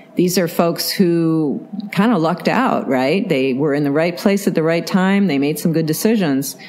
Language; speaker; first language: English; native; English